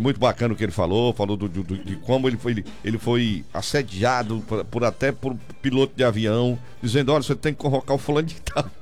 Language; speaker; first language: Portuguese; native; Portuguese